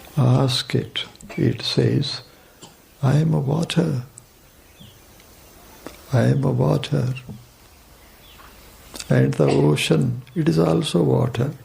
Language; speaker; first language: English; non-native, local second language; Kannada